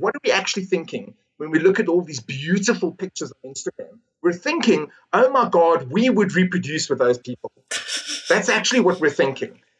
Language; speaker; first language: English; native; English